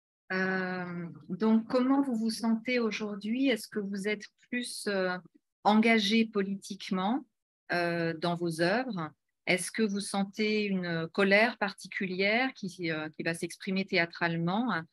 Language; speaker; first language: French; native; French